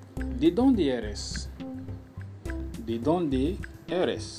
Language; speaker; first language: Spanish; non-native, learner; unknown